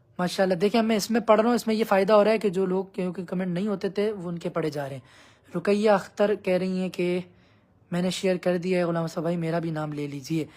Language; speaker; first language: Urdu; non-native, local second language; Punjabi